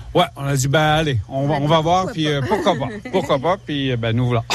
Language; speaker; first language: French; native; French